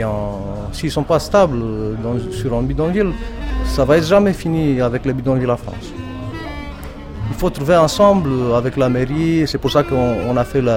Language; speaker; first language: French; non-native, fluent; Romanian